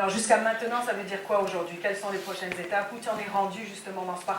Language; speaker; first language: French; native; French